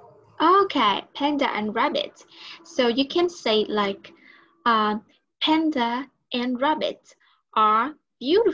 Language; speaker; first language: English; non-native, learner; Vietnamese